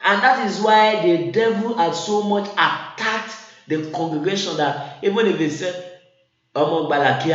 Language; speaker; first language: English; non-native, local second language; Yoruba